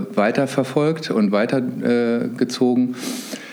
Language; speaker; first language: German; native; German